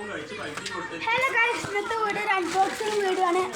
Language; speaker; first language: Malayalam; early bilingual, heritage; Malayalam